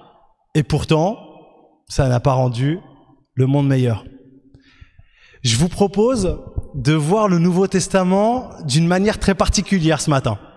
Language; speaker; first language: French; native; French